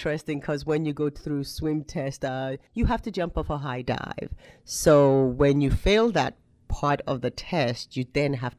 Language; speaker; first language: English; non-native, local second language; Yoruba